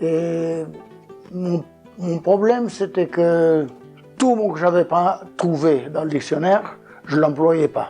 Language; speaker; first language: French; non-native, fluent; Portuguese